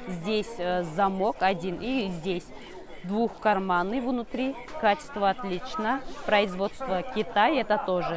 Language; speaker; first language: Russian; non-native, learner; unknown